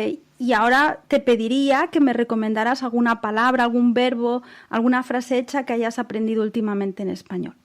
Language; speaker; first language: Spanish; native; Spanish